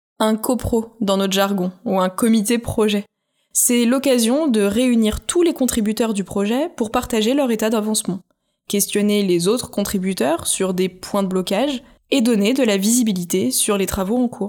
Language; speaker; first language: French; native; French